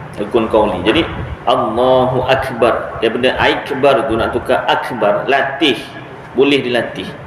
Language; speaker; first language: Malay; native; Malay